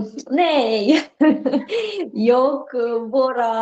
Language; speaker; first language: Swedish; non-native, learner; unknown